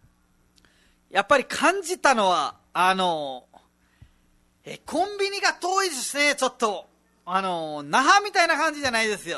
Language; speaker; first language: Japanese; non-native, fluent; Nepali